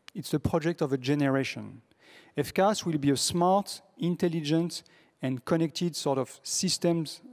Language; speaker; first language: English; non-native, fluent; French